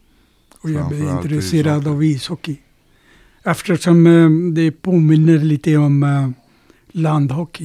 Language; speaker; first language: Swedish; non-native, fluent; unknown